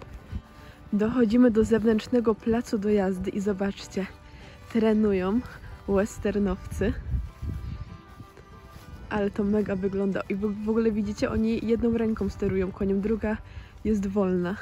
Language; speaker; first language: Polish; native; Polish